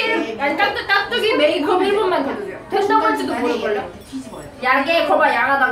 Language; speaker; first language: Korean; native; Korean